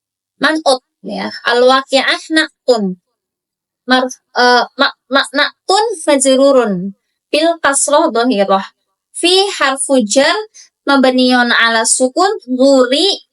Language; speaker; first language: Arabic; non-native, learner; Indonesian